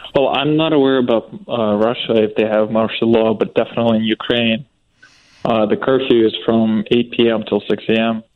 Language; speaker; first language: English; non-native, fluent; Ukrainian